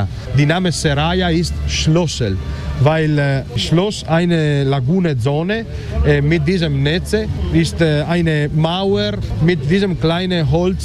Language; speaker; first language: German; non-native, learner; Italian